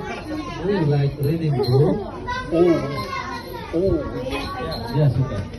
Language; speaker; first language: English; non-native, learner; Indonesian